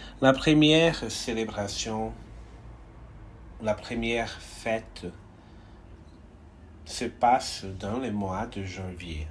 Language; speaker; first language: French; non-native, fluent; Portuguese